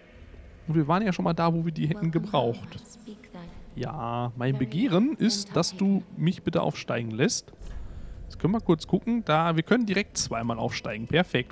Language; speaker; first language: German; native; German